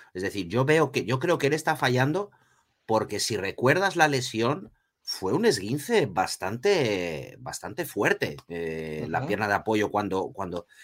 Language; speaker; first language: Spanish; early bilingual, other home language; Portuguese